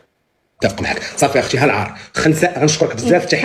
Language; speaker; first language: Arabic; native; Arabic